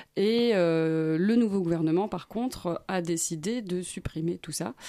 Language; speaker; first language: French; native; French